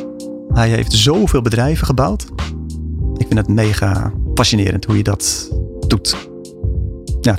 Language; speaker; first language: Dutch; native; Dutch